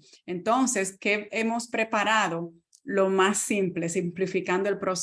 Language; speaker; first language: Spanish; native; Spanish